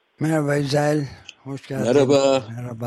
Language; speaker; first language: Turkish; native; Turkish